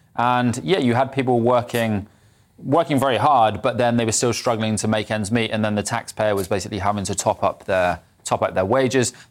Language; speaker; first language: English; native; English